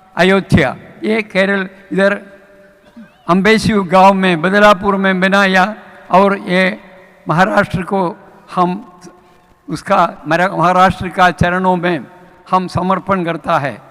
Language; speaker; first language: Hindi; non-native, local second language; Malayalam